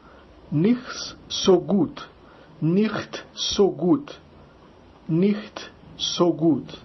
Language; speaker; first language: German; non-native, fluent; Portuguese